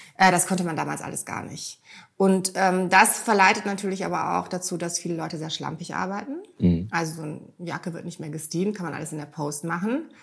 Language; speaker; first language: German; early bilingual, heritage; German